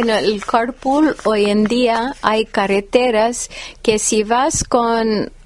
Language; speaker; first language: Spanish; non-native, fluent; English